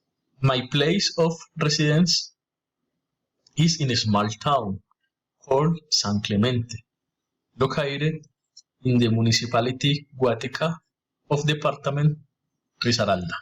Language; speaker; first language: English; non-native, learner; Spanish